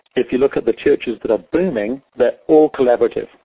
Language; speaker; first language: English; native; English